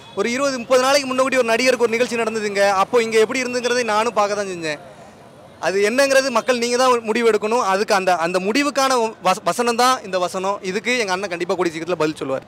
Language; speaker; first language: Tamil; native; Tamil